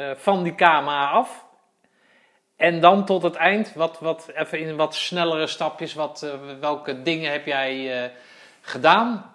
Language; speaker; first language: Dutch; native; Dutch